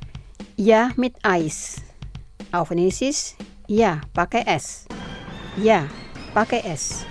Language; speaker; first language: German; non-native, fluent; Indonesian